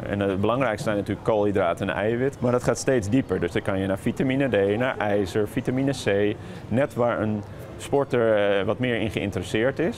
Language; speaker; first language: Dutch; native; Dutch